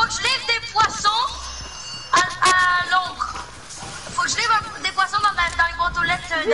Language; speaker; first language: French; native; French